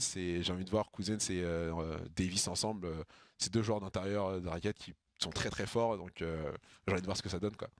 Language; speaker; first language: French; native; French